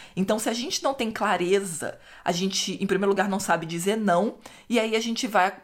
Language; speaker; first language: Portuguese; native; Portuguese